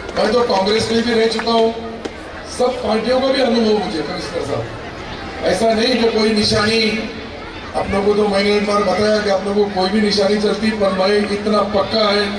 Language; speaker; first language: Hindi; non-native, local second language; Urdu